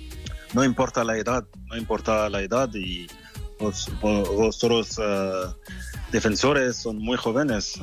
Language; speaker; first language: Spanish; non-native, fluent; French